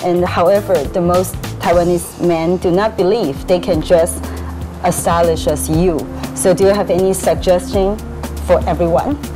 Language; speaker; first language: English; non-native, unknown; Chinese